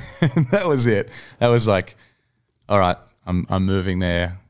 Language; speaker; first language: English; native; English